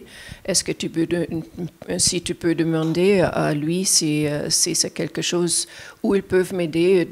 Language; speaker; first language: French; non-native, fluent; German